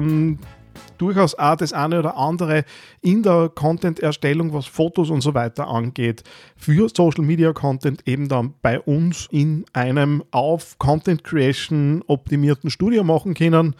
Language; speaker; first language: German; native; German